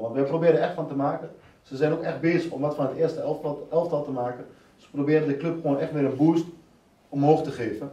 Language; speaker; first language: Dutch; native; Dutch